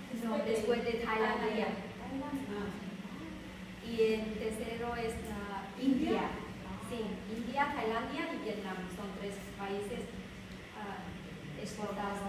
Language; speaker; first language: Spanish; non-native, learner; Vietnamese